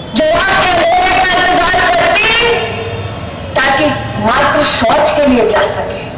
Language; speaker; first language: Hindi; native; Hindi